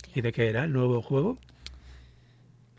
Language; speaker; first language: Spanish; native; Spanish